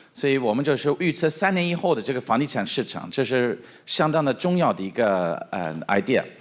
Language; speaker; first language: Chinese; non-native, fluent; English